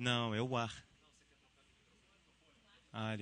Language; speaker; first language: Portuguese; native; Portuguese